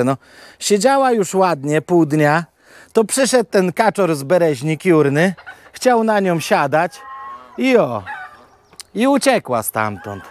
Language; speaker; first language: Polish; native; Polish